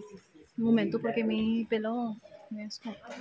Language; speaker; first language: Spanish; non-native, learner; Filipino